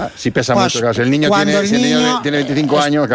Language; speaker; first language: Spanish; native; Spanish